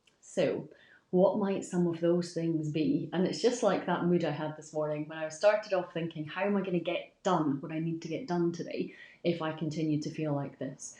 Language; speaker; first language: English; native; English